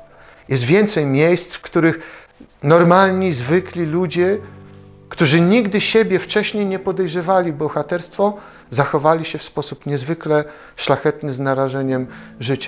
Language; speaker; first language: Polish; native; Polish